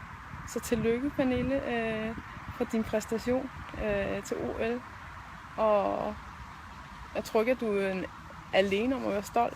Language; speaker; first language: Danish; native; Danish